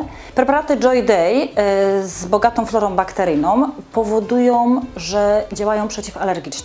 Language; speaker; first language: Polish; native; Polish